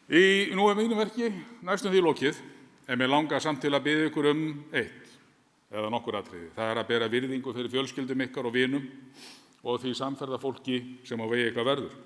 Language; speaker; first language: Icelandic; native; Icelandic